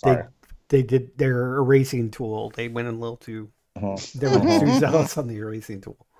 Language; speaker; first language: English; native; English